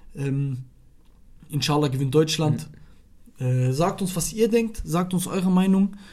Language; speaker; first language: German; non-native, fluent; Arabic